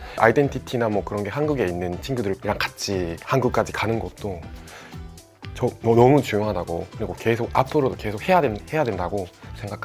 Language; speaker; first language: Korean; non-native, fluent; Japanese